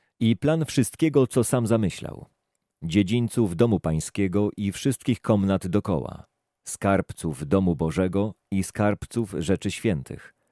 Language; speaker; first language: Polish; native; Polish